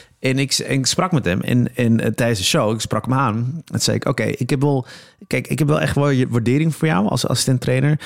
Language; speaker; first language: Dutch; early bilingual, other home language; Polish